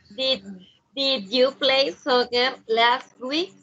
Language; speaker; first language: English; non-native, learner; Spanish